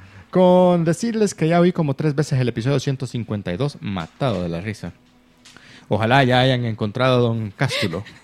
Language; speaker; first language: Spanish; native; Spanish